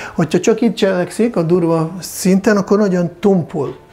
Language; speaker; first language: Hungarian; non-native, fluent; Russian